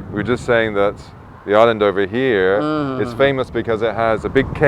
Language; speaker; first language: English; native; English